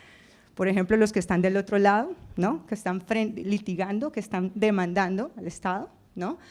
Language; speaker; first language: Spanish; native; Spanish